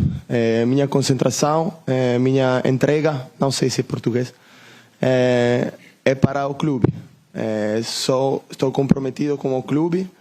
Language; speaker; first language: Portuguese; non-native, learner; Italian